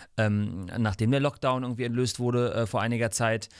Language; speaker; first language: German; non-native, fluent; English